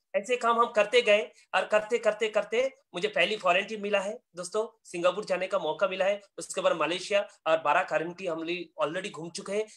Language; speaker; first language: Hindi; non-native, local second language; Bangla